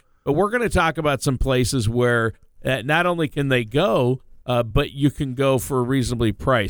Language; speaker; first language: English; native; English